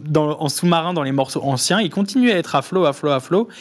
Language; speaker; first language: French; native; French